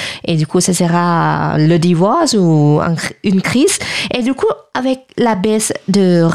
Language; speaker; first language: French; non-native, fluent; Thai